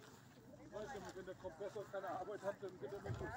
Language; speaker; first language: German; native; German